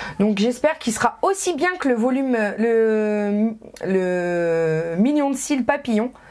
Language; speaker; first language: French; native; French